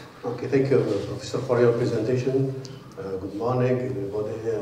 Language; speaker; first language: English; non-native, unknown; Arabic